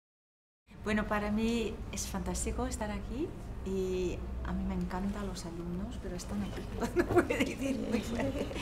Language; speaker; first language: Spanish; non-native, fluent; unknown